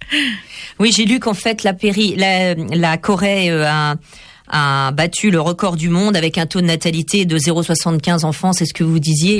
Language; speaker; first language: French; native; French